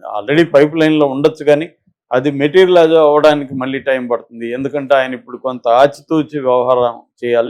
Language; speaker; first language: Telugu; native; Telugu